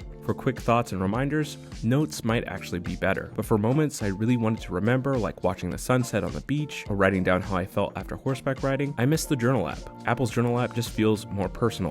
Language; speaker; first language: English; native; English